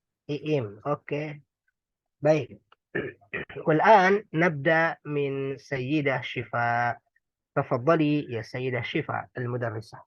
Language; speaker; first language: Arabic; non-native, fluent; Indonesian